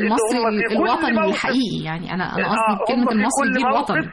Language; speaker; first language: Arabic; native; Arabic